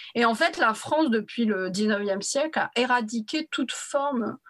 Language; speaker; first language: French; early bilingual, other home language; Arabic